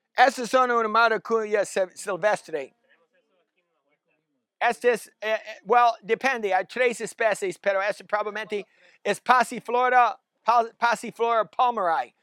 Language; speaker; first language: Spanish; non-native, learner; English